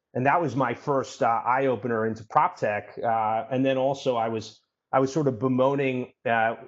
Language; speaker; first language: English; native; English